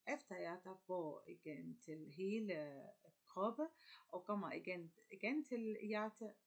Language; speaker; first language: Danish; non-native, learner; Arabic